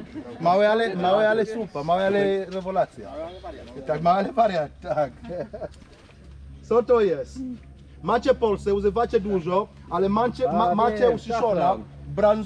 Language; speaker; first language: Polish; non-native, learner; Swahili